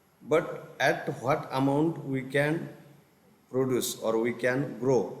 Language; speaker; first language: English; non-native, local second language; Marathi